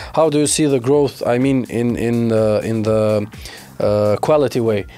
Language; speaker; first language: English; non-native, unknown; Albanian